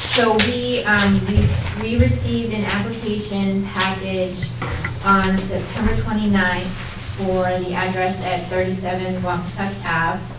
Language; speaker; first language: English; native; English